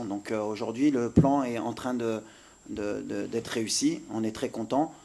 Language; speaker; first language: French; native; French